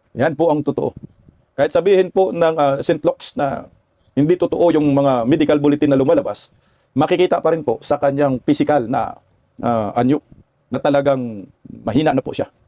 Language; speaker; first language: Filipino; non-native, local second language; Cebuano